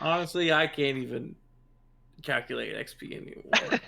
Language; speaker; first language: English; native; English